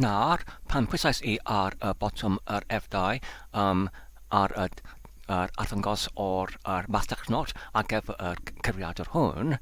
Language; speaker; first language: Welsh; non-native, learner; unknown